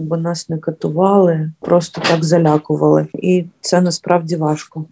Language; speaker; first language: Polish; non-native, learner; Ukrainian